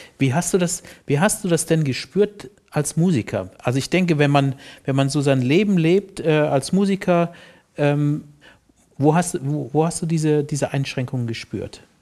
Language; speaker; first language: German; native; German